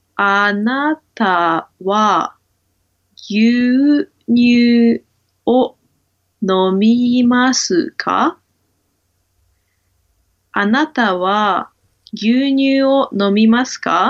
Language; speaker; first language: Japanese; non-native, learner; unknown